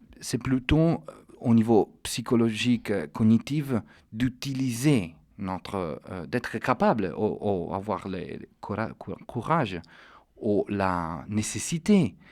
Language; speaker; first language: French; non-native, fluent; Italian